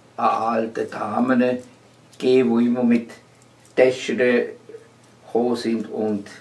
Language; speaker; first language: German; native; German